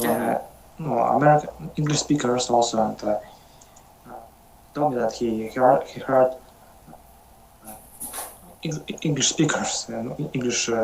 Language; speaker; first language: English; non-native, learner; Russian